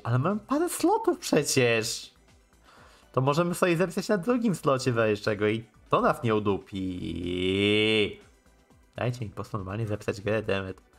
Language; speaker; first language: Polish; native; Polish